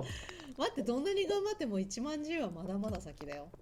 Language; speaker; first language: Japanese; native; Japanese